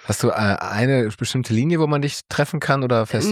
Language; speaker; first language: German; native; German